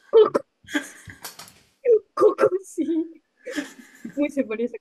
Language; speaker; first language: Spanish; non-native, learner; Japanese